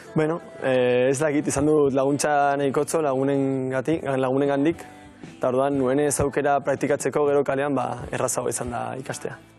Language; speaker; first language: Basque; non-native, local second language; Spanish